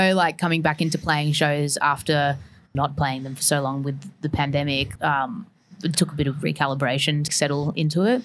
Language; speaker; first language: English; native; English